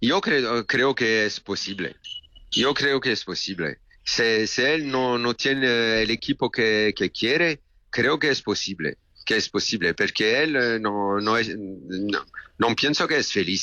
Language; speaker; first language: Spanish; non-native, fluent; French